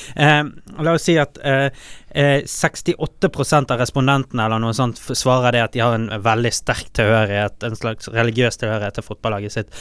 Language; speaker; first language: Norwegian; native; Norwegian